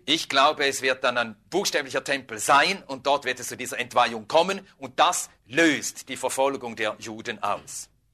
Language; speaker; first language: German; native; German